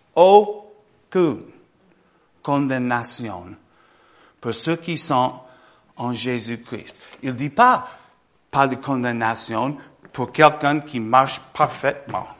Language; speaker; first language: French; non-native, fluent; English